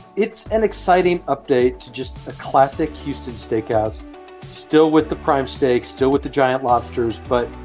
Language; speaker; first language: English; native; English